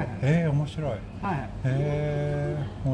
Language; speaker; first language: Japanese; non-native, fluent; Swedish